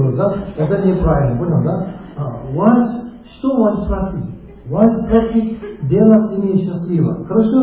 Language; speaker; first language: Russian; non-native, learner; Tibetan